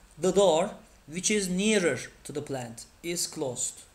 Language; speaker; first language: English; non-native, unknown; Turkish